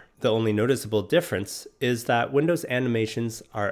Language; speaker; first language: English; native; English